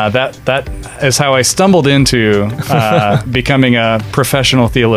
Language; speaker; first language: English; native; English